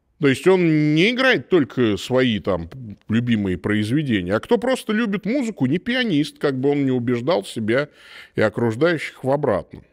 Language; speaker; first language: Russian; native; Russian